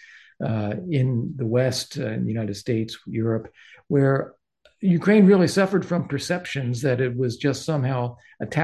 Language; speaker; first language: English; native; English